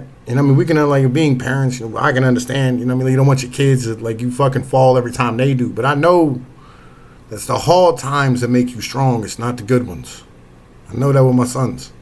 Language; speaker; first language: English; native; English